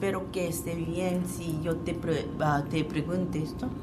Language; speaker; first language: Spanish; non-native, fluent; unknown